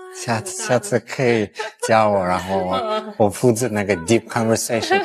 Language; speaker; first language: Chinese; non-native, fluent; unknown